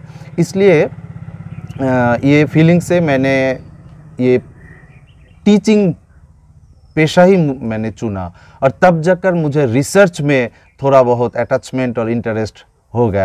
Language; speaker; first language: Hindi; non-native, fluent; Bangla